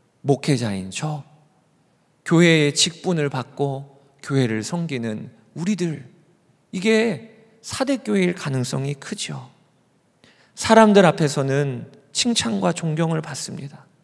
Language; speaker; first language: Korean; native; Korean